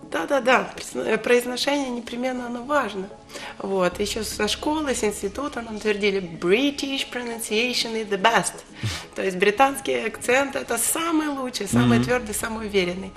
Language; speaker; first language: Russian; native; Russian